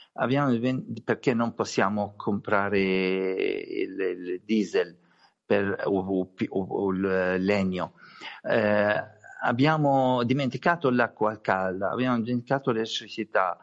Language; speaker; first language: Italian; non-native, learner; Arabic